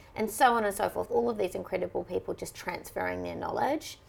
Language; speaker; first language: English; native; English